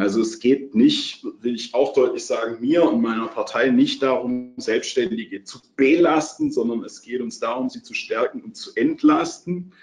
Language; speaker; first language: German; native; German